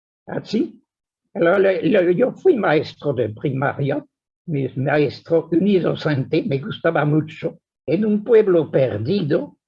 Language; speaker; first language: Spanish; non-native, fluent; French